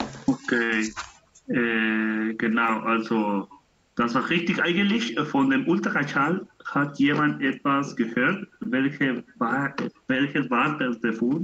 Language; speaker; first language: German; non-native, learner; Spanish